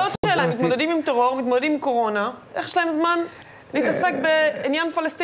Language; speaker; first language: Hebrew; native; Hebrew